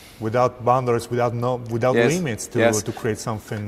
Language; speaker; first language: English; non-native, fluent; Italian